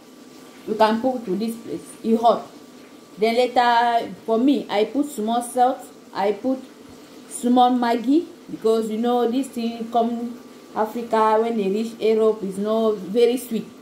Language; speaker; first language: English; non-native, learner; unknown